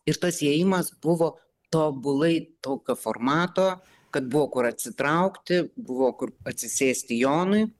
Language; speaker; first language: Lithuanian; native; Lithuanian